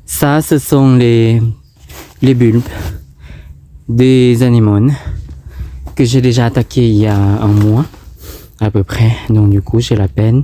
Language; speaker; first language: French; non-native, fluent; Thai